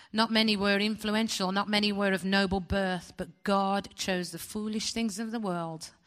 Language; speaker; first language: English; native; English